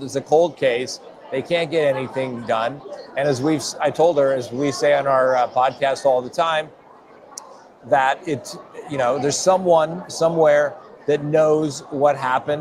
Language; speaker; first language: English; native; English